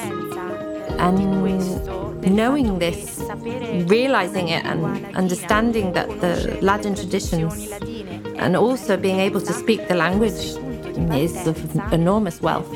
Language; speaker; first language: English; non-native, fluent; Ladin